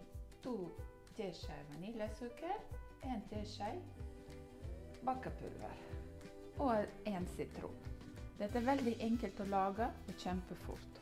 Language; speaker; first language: Norwegian; non-native, learner; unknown